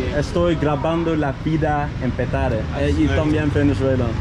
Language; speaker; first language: Spanish; non-native, learner; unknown